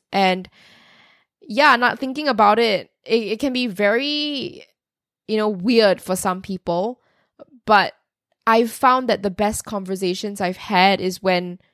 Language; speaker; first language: English; native; English